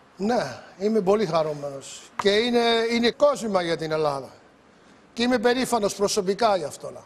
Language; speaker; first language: Greek; early bilingual, heritage; Greek